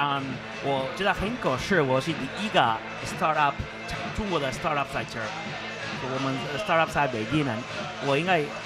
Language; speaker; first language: Chinese; non-native, fluent; Spanish